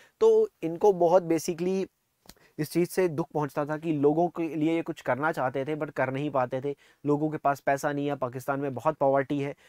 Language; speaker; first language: Hindi; non-native, local second language; Punjabi